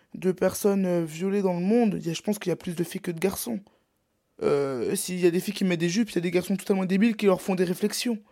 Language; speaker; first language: French; native; French